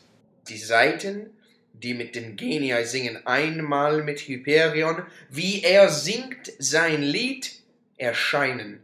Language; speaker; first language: German; non-native, learner; English